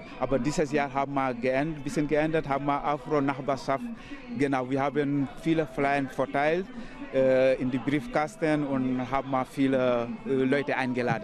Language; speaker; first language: German; non-native, learner; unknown